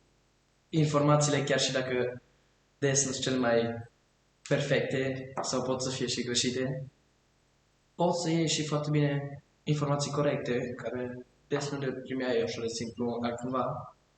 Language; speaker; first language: Romanian; early bilingual, heritage; German